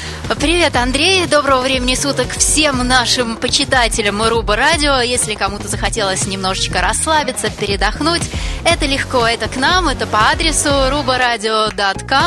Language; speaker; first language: Russian; native; Russian